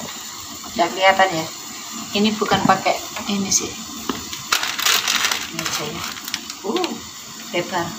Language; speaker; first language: Indonesian; non-native, local second language; Javanese